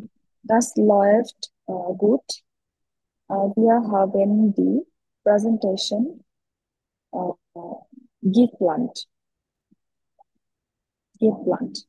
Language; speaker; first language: German; non-native, learner; Bangla